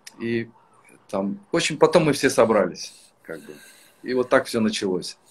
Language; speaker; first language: Russian; native; Russian